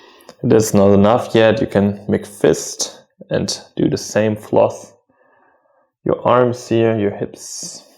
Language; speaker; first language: English; non-native, fluent; German